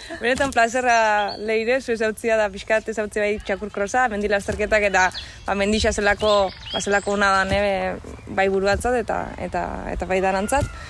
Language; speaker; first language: Basque; native; Basque